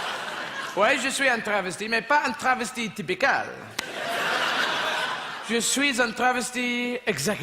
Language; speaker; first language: French; non-native, fluent; English